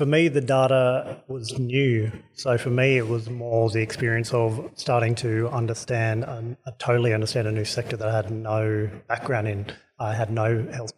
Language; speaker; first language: English; native; English